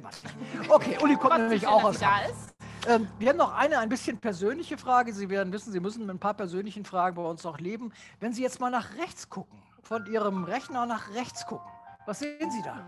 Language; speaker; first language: German; native; German